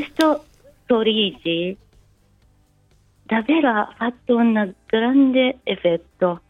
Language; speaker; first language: Italian; non-native, fluent; Japanese